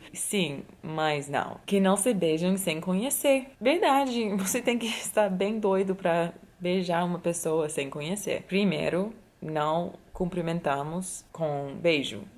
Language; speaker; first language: Portuguese; non-native, fluent; English